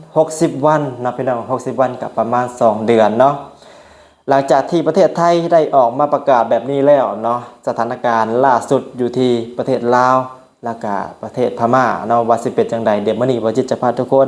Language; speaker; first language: Thai; non-native, local second language; Northeastern Thai